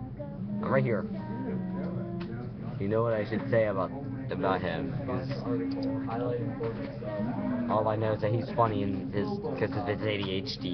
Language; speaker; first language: English; native; English